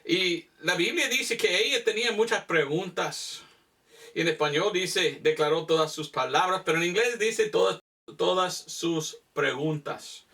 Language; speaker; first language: Spanish; non-native, fluent; English